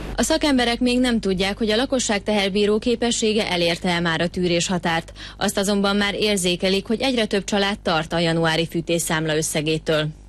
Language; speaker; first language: Hungarian; native; Hungarian